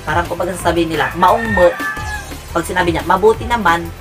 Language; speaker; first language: Filipino; non-native, local second language; Pangasinan